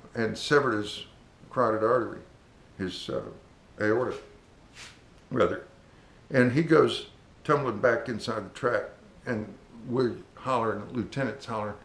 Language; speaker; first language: English; native; English